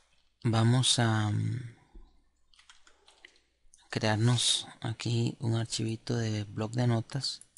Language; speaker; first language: Spanish; native; Spanish